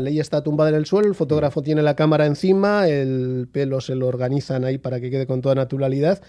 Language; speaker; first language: Spanish; native; Spanish